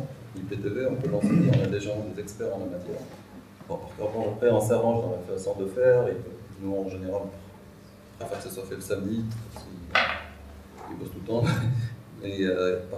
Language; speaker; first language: French; non-native, local second language; Arabic